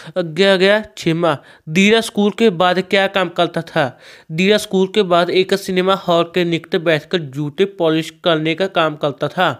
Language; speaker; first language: Hindi; non-native, local second language; Punjabi